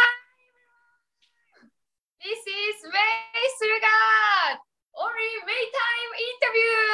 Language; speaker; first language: English; non-native, learner; Japanese